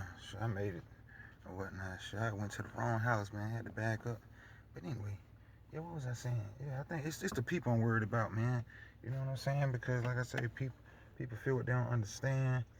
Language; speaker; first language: English; native; English